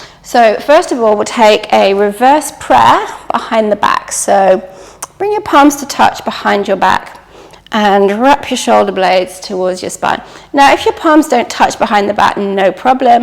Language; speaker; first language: English; native; English